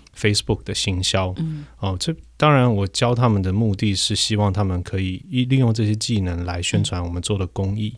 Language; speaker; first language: Chinese; early bilingual, heritage; Chinese